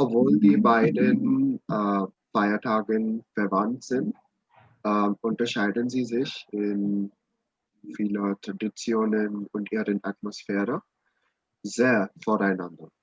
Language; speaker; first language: German; non-native, learner; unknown